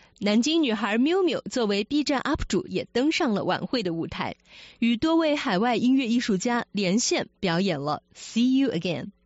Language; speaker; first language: Chinese; native; Chinese